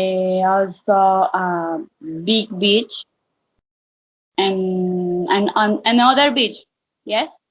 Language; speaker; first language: English; non-native, learner; Spanish